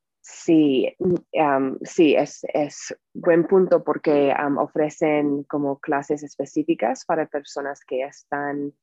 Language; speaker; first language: Spanish; non-native, fluent; English